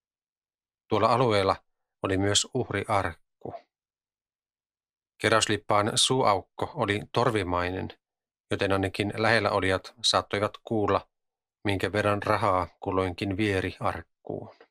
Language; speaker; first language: Finnish; native; Finnish